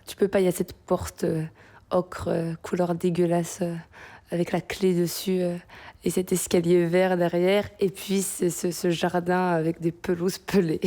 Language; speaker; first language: French; native; French